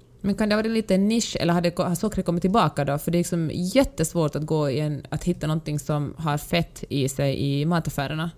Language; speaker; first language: Swedish; native; Swedish